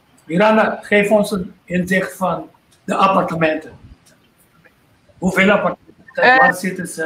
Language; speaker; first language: Dutch; non-native, local second language; Papiamento